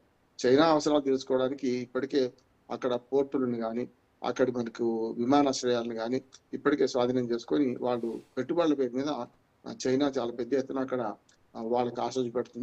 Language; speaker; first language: Telugu; native; Telugu